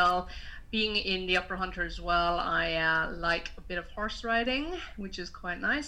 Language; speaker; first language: English; native; English